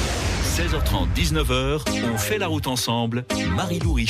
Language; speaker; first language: French; native; French